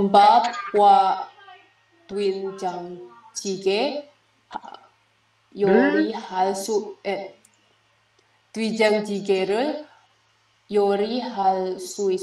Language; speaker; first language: Korean; non-native, learner; Indonesian